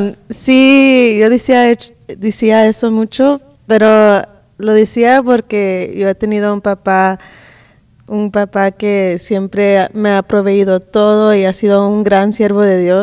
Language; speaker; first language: Spanish; early bilingual, heritage; Spanish